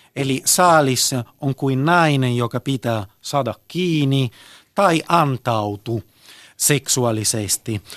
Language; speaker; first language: Finnish; early bilingual, heritage; Italian